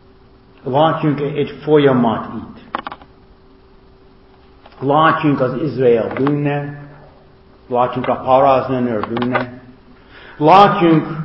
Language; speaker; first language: Hungarian; non-native, fluent; English